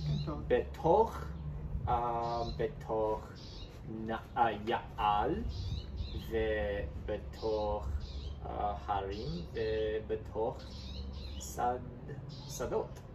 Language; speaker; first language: Hebrew; non-native, learner; English